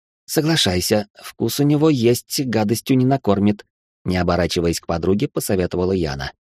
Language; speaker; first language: Russian; native; Russian